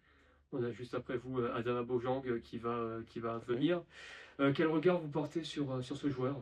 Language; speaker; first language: French; native; French